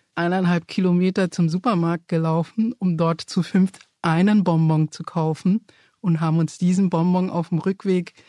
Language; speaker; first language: German; early bilingual, other home language; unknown